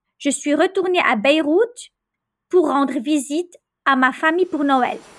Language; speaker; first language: French; non-native, local second language; Arabic